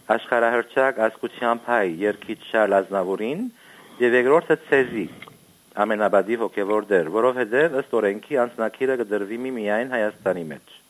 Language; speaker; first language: Armenian; early bilingual, heritage; Armenian